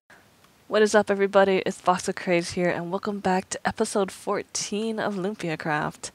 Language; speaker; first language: English; native; English